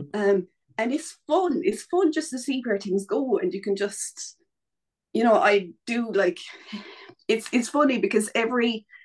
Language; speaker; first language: English; native; English